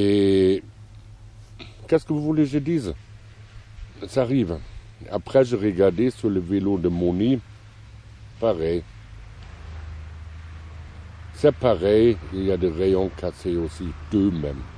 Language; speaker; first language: French; non-native, fluent; German